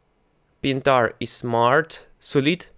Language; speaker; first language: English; non-native, fluent; Russian